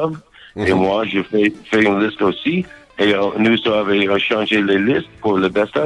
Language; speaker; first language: French; non-native, learner; English